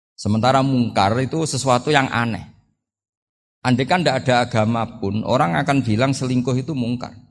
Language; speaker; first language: Indonesian; non-native, local second language; Javanese